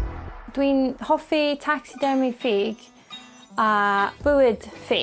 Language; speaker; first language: Welsh; non-native, learner; English